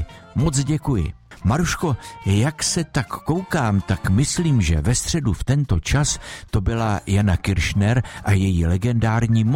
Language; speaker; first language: Czech; native; Czech